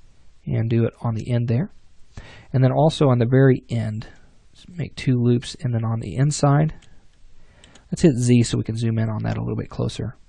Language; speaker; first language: English; native; English